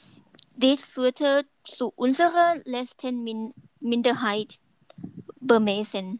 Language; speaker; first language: German; non-native, learner; Thai